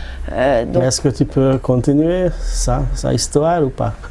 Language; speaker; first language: French; non-native, learner; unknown